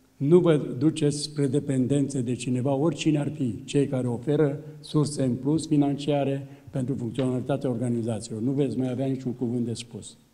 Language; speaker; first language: Romanian; native; Romanian